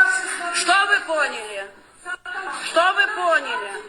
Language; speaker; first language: Russian; non-native, fluent; Armenian